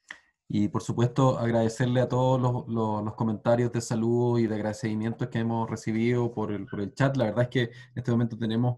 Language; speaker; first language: Spanish; native; Spanish